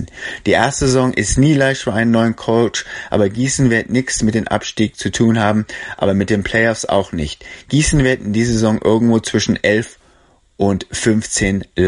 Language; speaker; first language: German; native; German